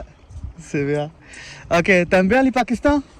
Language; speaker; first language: French; non-native, learner; Punjabi